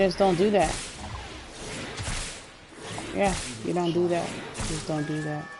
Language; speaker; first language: English; native; English